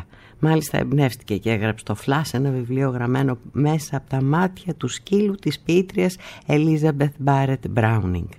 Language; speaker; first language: Greek; native; Greek